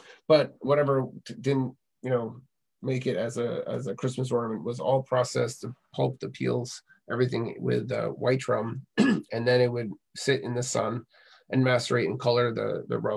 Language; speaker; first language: English; native; English